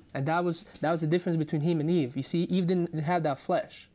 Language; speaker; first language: English; non-native, fluent; Croatian